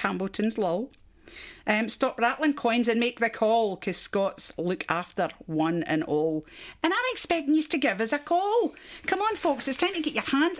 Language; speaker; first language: English; native; English